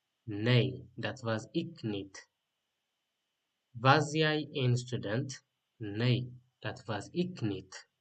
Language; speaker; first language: Dutch; non-native, learner; Tigrinya